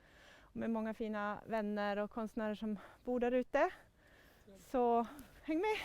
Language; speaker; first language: Swedish; native; Swedish